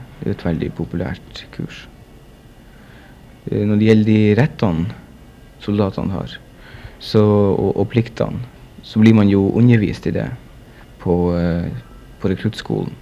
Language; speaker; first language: Norwegian; native; Norwegian